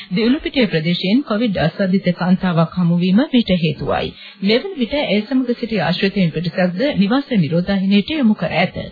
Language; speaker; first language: Sinhala; native; Sinhala